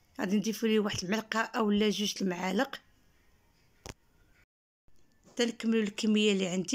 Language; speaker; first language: Arabic; native; Arabic